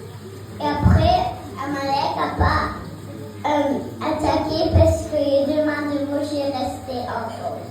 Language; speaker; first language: French; early bilingual, heritage; French